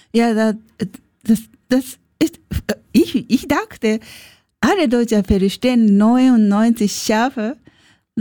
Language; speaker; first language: German; non-native, learner; Japanese